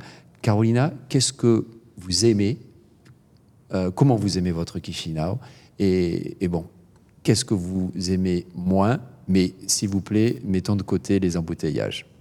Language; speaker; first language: French; native; French